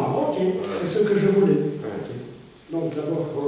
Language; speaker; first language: French; non-native, fluent; Russian